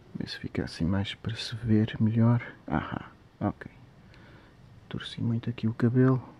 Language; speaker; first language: Portuguese; native; Portuguese